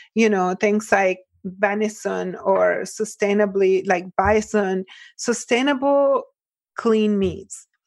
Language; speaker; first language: English; early bilingual, other home language; Italian